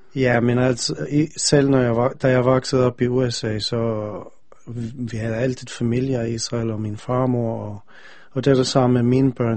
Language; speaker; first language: Danish; non-native, fluent; English